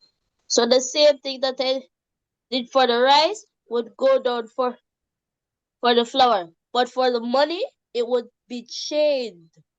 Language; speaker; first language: English; native; English